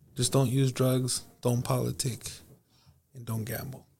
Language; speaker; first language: English; native; English